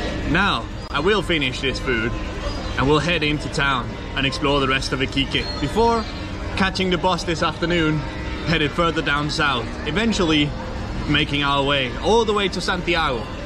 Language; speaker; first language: English; non-native, fluent; Danish